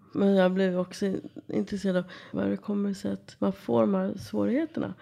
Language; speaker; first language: Swedish; native; Swedish